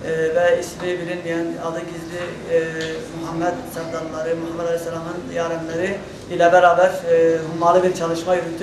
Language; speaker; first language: Turkish; native; Turkish